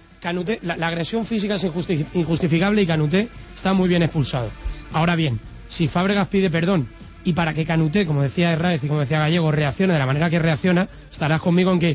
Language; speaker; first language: Spanish; native; Spanish